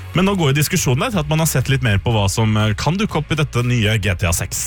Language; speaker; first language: Norwegian; native; Norwegian